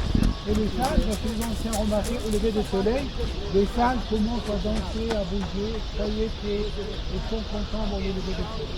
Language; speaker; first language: French; non-native, fluent; Arabic